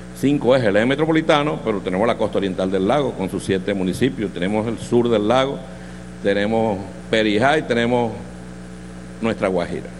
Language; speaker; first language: Spanish; native; Spanish